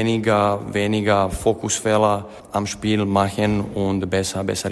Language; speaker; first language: German; non-native, fluent; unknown